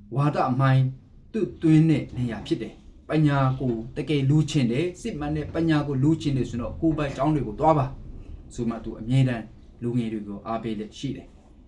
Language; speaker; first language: Burmese; non-native, local second language; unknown